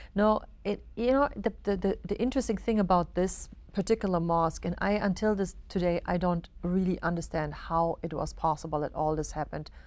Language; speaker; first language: English; non-native, fluent; Arabic